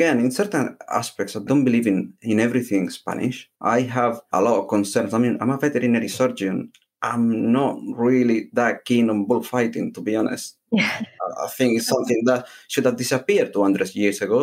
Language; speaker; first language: English; non-native, fluent; Spanish